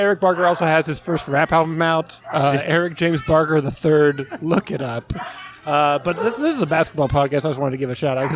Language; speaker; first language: English; native; English